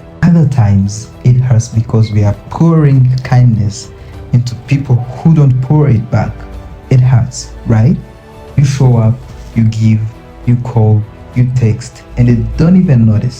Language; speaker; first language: English; non-native, local second language; Kinyarwanda